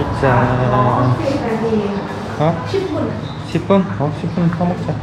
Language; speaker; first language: Korean; native; Korean